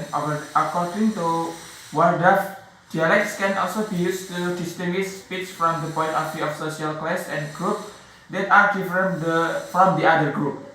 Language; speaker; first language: English; non-native, learner; Javanese